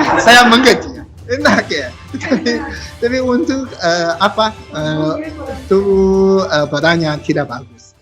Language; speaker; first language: Indonesian; non-native, learner; Japanese